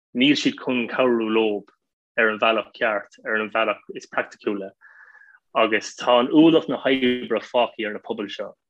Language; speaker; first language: Irish; non-native, local second language; English